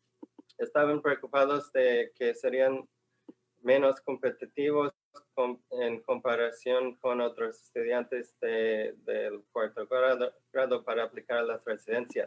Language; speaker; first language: Spanish; non-native, fluent; English